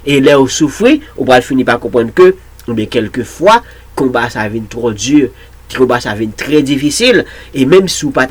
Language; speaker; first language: French; non-native, local second language; Haitian Creole